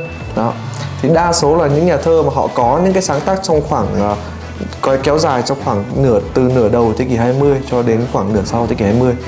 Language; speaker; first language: Vietnamese; native; Vietnamese